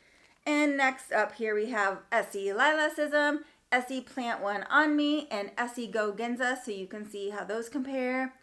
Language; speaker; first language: English; native; English